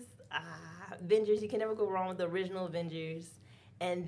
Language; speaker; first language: English; native; English